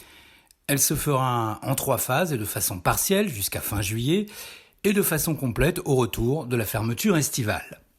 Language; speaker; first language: French; native; French